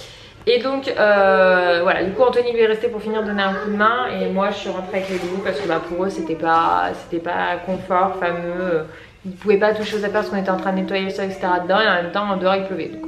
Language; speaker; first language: French; native; French